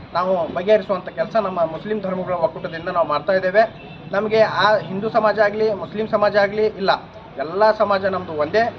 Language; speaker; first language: Kannada; non-native, local second language; Urdu